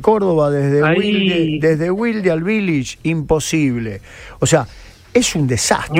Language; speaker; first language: Spanish; native; Spanish